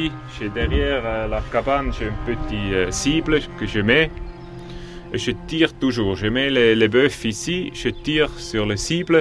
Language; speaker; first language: French; non-native, local second language; German